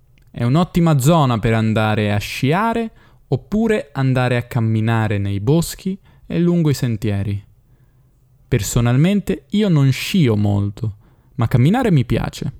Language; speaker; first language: Italian; native; Italian